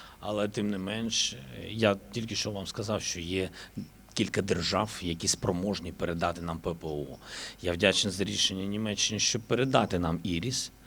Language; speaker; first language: Ukrainian; native; Ukrainian